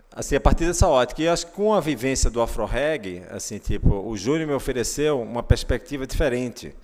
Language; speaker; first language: Portuguese; native; Portuguese